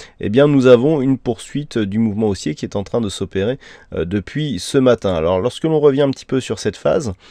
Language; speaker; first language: French; native; French